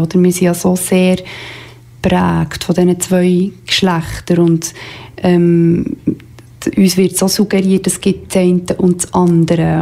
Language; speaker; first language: German; native; German